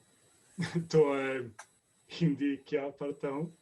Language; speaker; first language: Hindi; non-native, learner; Swedish